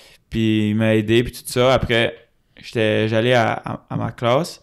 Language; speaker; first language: French; non-native, local second language; English